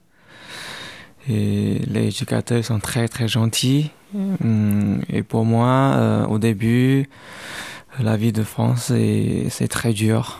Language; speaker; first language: French; non-native, learner; Chinese